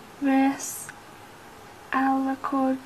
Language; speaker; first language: Spanish; non-native, learner; English